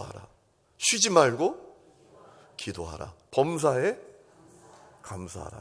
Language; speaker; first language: Korean; native; Korean